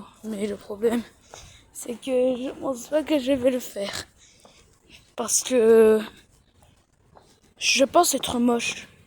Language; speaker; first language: French; early bilingual, other home language; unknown